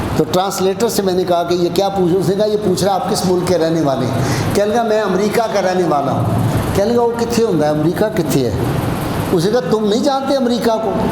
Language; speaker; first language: Urdu; non-native, local second language; Punjabi